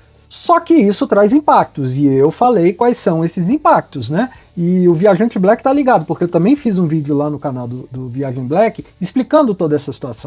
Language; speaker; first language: Portuguese; native; Portuguese